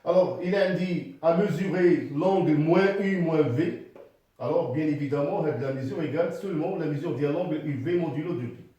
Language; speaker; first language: French; non-native, local second language; Arabic